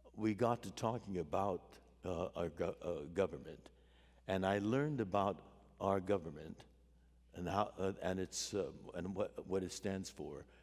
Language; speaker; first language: English; native; English